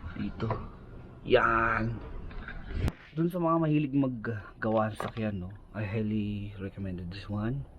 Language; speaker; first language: Filipino; native; Filipino